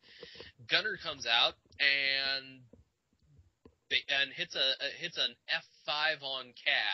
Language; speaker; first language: English; native; English